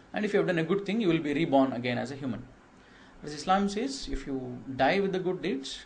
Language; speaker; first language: English; non-native, local second language; Kannada